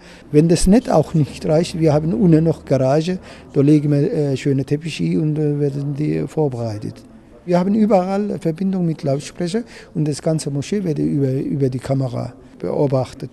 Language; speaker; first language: German; non-native, learner; Turkish